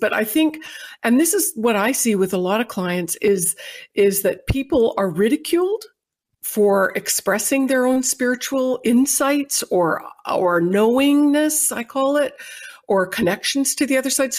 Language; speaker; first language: English; native; English